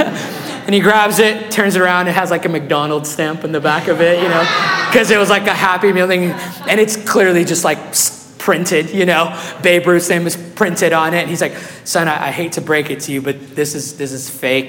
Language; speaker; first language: English; non-native, fluent; Spanish